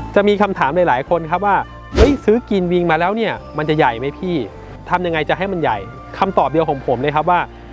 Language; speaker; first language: Thai; native; Thai